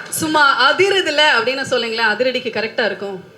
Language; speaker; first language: Tamil; native; Tamil